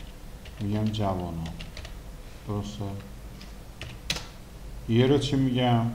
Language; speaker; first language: Persian; native; Persian